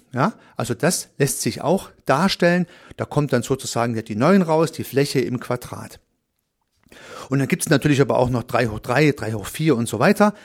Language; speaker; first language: German; native; German